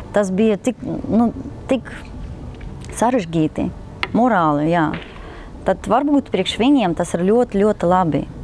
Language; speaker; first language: Latvian; non-native, local second language; Russian